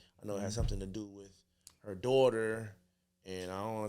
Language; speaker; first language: English; native; English